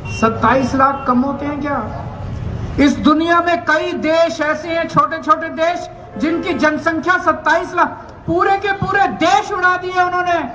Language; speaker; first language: Hindi; native; Hindi